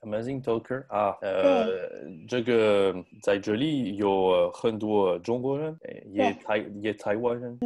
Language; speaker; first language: Chinese; non-native, learner; French